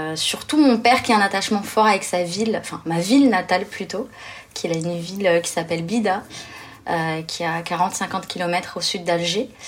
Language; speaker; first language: French; early bilingual, other home language; Arabic